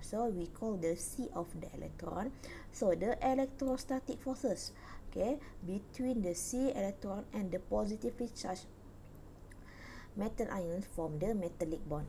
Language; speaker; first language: English; non-native, local second language; Malay